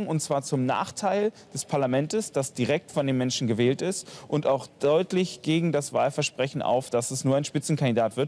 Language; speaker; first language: German; native; German